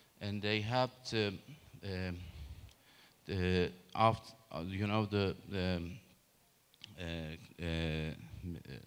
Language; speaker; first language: English; non-native, learner; Turkish